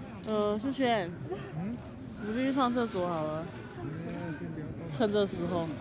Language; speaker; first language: Chinese; native; Chinese